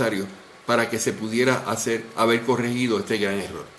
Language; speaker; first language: Spanish; native; Spanish